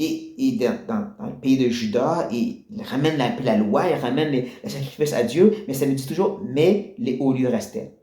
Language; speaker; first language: French; native; French